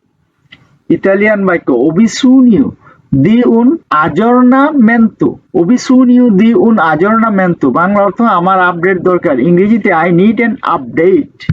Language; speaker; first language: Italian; non-native, learner; Bangla